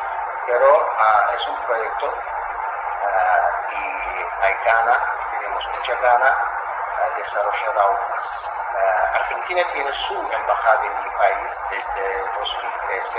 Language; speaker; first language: Spanish; non-native, fluent; Azerbaijani